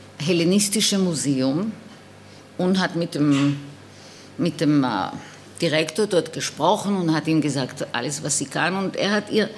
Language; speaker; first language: German; non-native, fluent; Hebrew